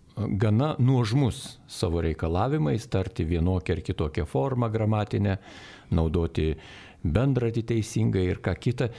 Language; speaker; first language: Lithuanian; native; Lithuanian